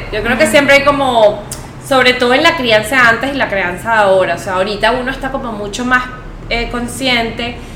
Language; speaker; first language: Spanish; native; Spanish